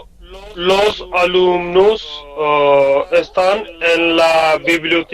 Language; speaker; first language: Spanish; non-native, learner; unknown